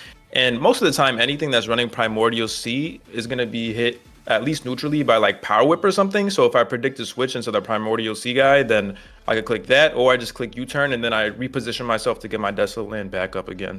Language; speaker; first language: English; native; English